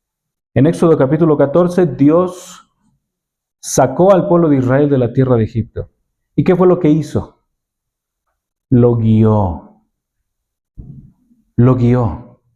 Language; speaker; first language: Spanish; native; Spanish